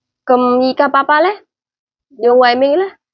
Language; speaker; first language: Cantonese; non-native, learner; Indonesian